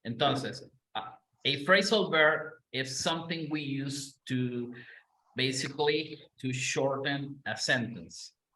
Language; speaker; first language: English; non-native, fluent; Spanish